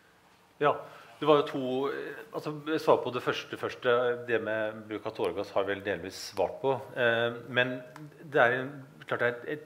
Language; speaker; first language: Norwegian; native; Norwegian